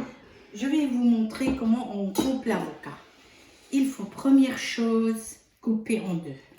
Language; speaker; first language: French; non-native, fluent; Arabic